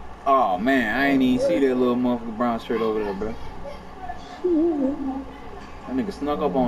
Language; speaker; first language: English; native; English